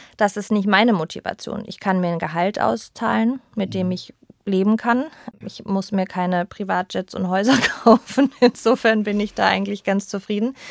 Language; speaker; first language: German; native; German